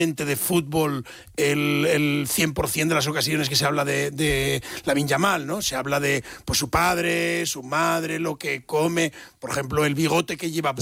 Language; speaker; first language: Spanish; native; Spanish